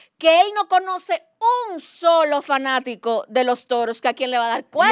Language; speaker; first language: Spanish; native; Spanish